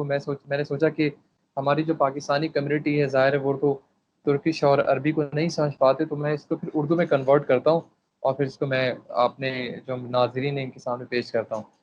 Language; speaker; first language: Urdu; non-native, local second language; Pashto